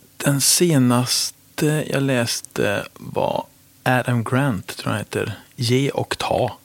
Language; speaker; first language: Swedish; native; Swedish